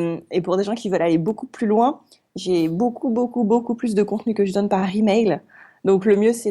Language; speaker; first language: French; native; French